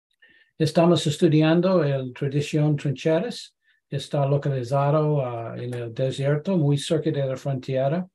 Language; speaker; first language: Spanish; non-native, learner; English